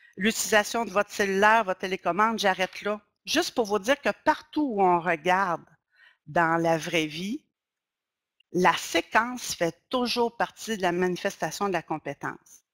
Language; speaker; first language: French; native; French